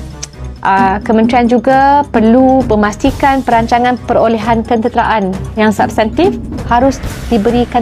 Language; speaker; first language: Malay; native; Malay